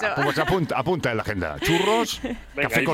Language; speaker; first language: Spanish; native; Spanish